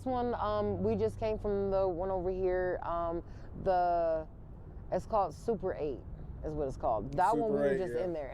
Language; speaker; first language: English; native; English